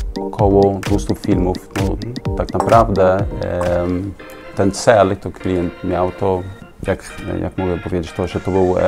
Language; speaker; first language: Polish; non-native, learner; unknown